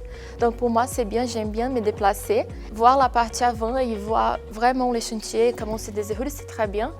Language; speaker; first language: French; non-native, fluent; Portuguese